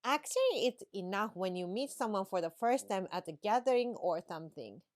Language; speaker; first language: English; non-native, fluent; Japanese